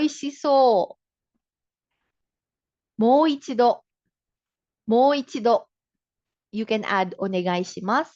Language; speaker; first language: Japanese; non-native, fluent; Filipino